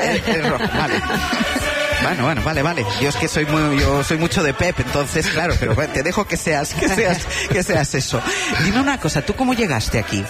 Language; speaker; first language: Spanish; native; Spanish